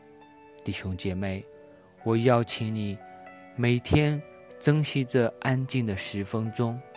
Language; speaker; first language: Chinese; native; Chinese